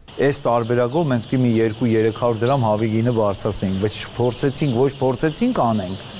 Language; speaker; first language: Armenian; native; Armenian